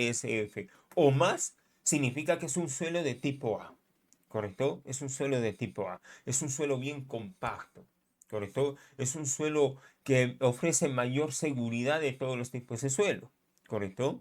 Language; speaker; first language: Spanish; native; Spanish